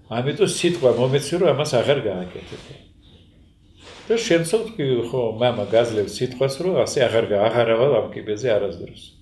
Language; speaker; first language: Georgian; non-native, local second language; Russian